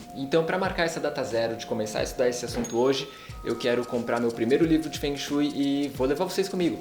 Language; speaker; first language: Portuguese; native; Portuguese